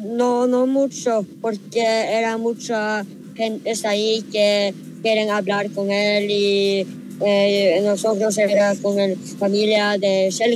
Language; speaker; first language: Spanish; non-native, learner; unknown